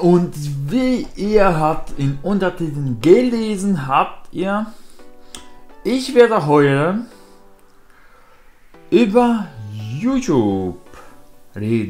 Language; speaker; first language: German; non-native, learner; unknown